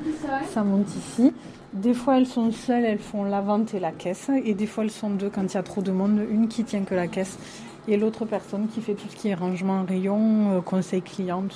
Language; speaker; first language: French; native; French